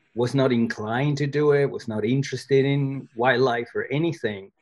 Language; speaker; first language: English; non-native, fluent; Spanish